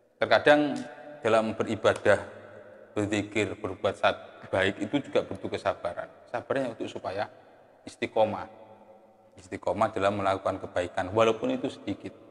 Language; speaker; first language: Indonesian; non-native, local second language; Javanese